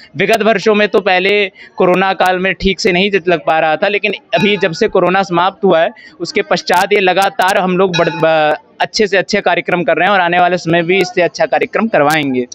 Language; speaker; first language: Hindi; native; Hindi